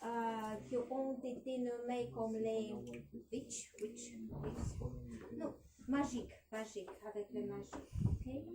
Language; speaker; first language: French; non-native, learner; Russian